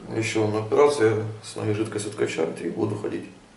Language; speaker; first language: Russian; non-native, local second language; Ukrainian